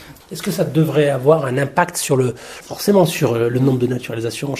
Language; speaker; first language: French; native; French